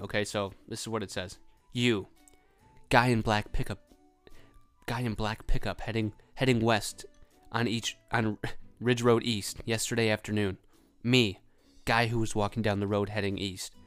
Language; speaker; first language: English; native; English